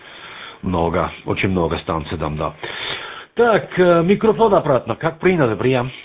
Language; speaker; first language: Russian; non-native, learner; German